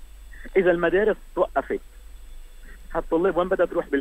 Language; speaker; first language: Arabic; native; Arabic